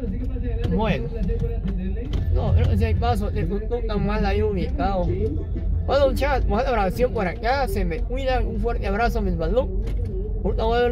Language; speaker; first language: Spanish; native; Spanish